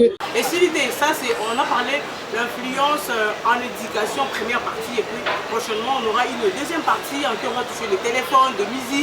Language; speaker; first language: French; non-native, local second language; Lingala